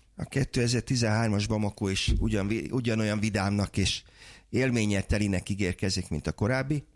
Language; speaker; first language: Hungarian; native; Hungarian